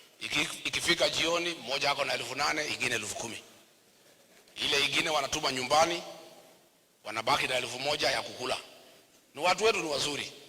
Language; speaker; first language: Swahili; non-native, local second language; Kikuyu